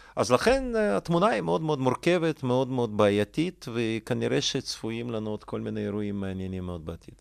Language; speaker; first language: Hebrew; non-native, fluent; Russian